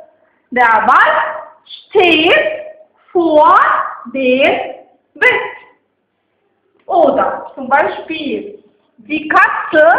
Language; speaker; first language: German; non-native, fluent; Arabic